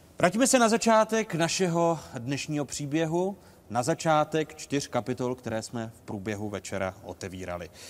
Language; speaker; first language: Czech; native; Czech